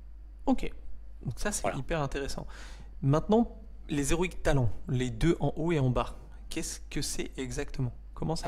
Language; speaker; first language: French; native; French